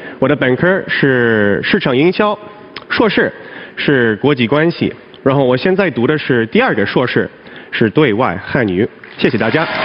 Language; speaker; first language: Chinese; non-native, fluent; English